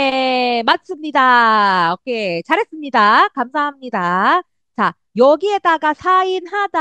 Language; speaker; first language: Korean; non-native, fluent; Indonesian